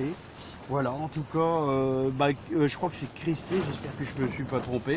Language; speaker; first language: French; native; French